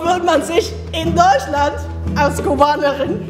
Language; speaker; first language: German; non-native, fluent; Spanish